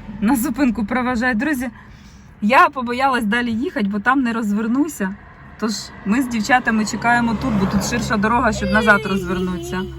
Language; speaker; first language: Ukrainian; native; Ukrainian